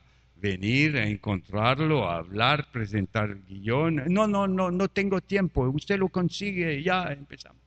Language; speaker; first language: Spanish; non-native, fluent; French